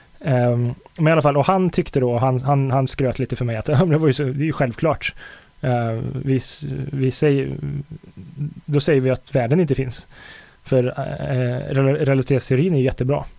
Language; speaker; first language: Swedish; native; Swedish